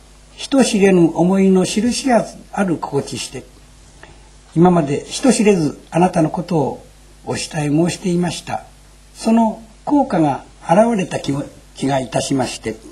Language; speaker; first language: Japanese; native; Japanese